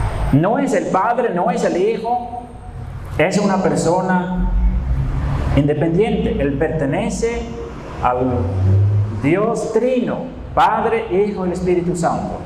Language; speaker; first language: Spanish; non-native, fluent; Dutch